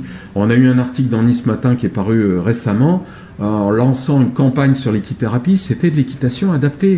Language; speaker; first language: French; native; French